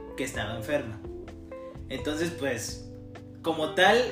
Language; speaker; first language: Spanish; native; Spanish